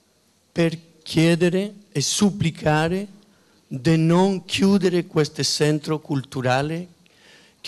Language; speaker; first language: Italian; non-native, fluent; Spanish